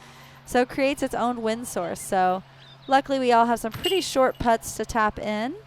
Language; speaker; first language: English; native; English